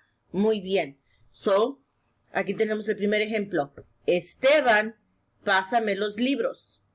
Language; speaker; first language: Spanish; early bilingual, heritage; Spanish